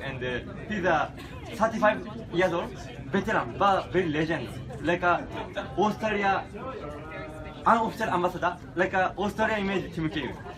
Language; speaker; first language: English; non-native, learner; Japanese